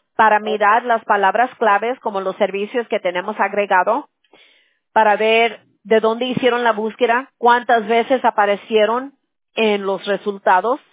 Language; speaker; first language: Spanish; early bilingual, heritage; Spanish